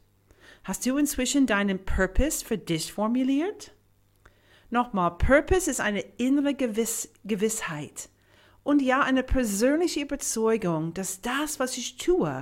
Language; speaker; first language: German; non-native, fluent; English